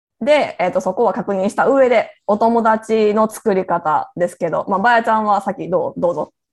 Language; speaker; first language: Japanese; native; Japanese